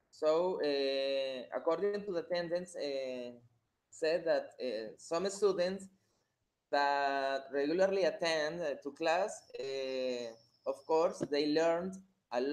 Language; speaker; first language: English; non-native, fluent; Spanish